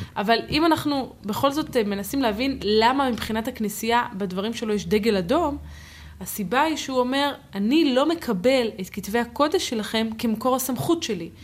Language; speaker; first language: Hebrew; native; Hebrew